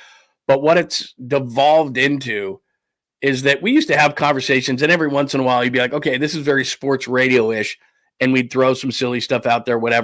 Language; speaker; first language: English; native; English